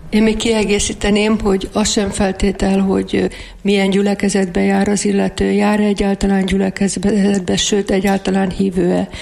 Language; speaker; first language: Hungarian; native; Hungarian